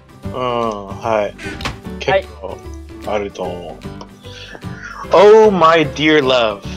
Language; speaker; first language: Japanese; non-native, fluent; English